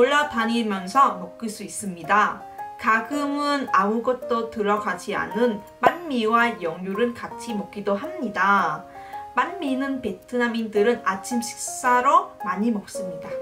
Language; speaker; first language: Korean; non-native, local second language; Vietnamese